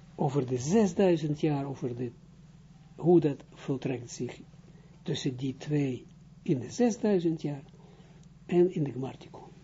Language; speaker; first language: Dutch; non-native, fluent; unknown